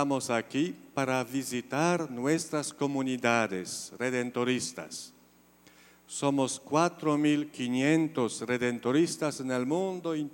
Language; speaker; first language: Spanish; non-native, fluent; Polish